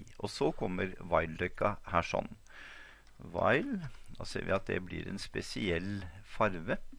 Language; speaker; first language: Norwegian; native; Norwegian